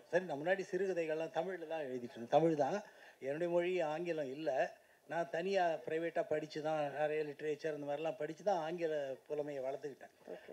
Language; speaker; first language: Tamil; native; Tamil